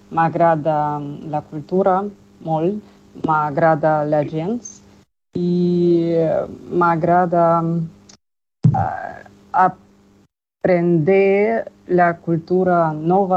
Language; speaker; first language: Catalan; non-native, learner; Spanish